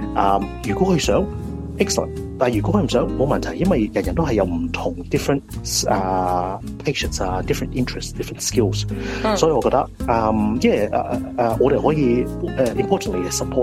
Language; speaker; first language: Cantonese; early bilingual, heritage; Cantonese